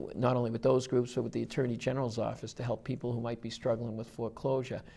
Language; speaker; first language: English; native; English